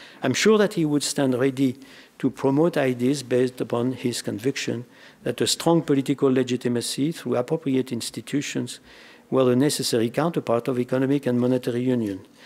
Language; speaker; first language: English; non-native, fluent; French